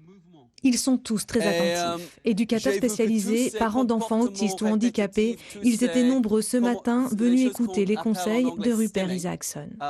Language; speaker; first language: French; native; French